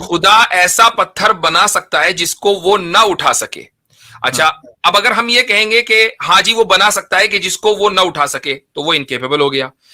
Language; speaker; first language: Hindi; native; Hindi